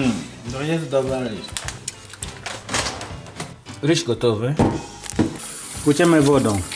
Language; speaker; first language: Polish; non-native, learner; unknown